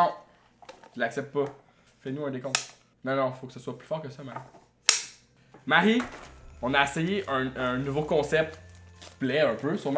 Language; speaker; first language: French; native; French